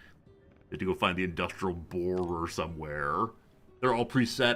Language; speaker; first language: English; native; English